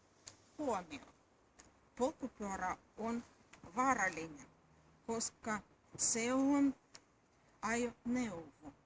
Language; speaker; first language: Finnish; non-native, learner; Russian